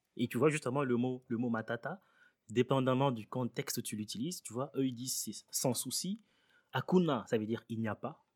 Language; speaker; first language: French; early bilingual, other home language; Swahili